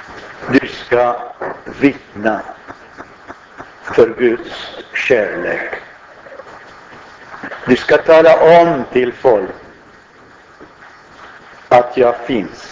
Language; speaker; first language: Swedish; non-native, fluent; Arabic